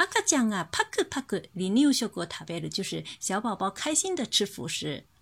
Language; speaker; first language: Japanese; non-native, learner; Chinese